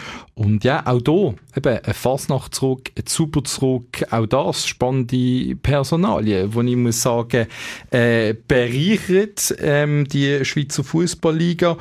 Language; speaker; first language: German; native; German